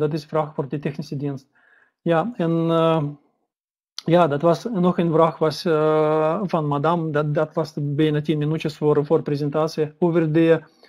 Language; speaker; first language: Dutch; non-native, learner; Russian